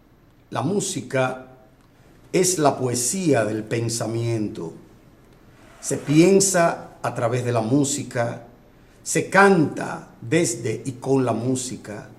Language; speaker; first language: Spanish; native; Spanish